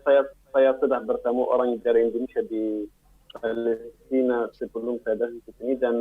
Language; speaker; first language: Indonesian; non-native, learner; Arabic